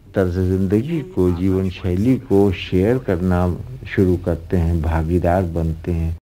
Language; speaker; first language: Hindi; native; Hindi